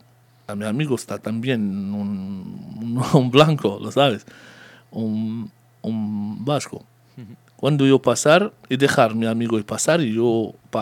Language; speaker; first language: Spanish; non-native, learner; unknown